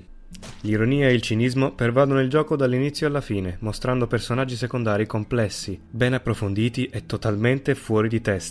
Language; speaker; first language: Italian; native; Italian